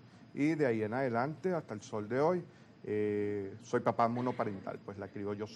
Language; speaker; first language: Spanish; native; Spanish